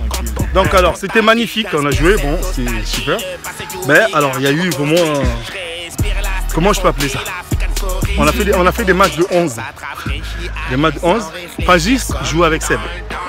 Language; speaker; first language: French; native; French